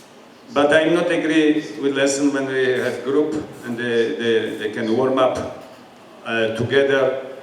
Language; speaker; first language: English; non-native, learner; Polish